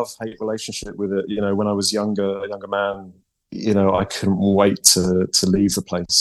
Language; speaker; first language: English; native; English